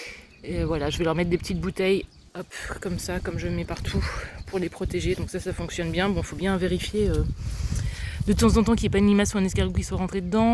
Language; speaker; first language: French; native; French